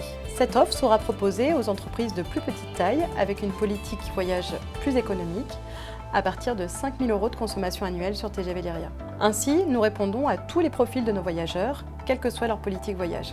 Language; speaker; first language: French; native; French